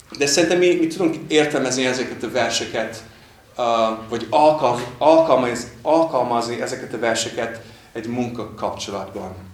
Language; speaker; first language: Hungarian; non-native, fluent; English